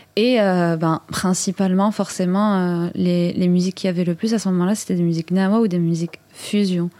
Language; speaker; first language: French; non-native, local second language; Arabic